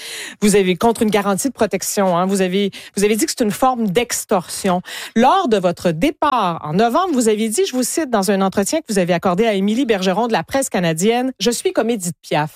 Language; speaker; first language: French; native; French